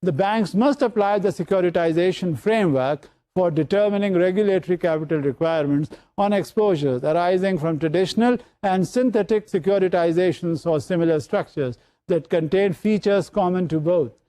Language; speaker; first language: English; non-native, local second language; Urdu